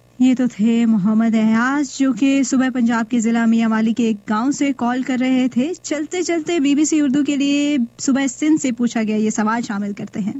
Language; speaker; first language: Urdu; native; Urdu